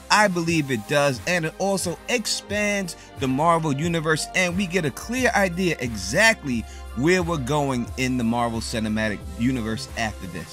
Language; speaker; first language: English; native; English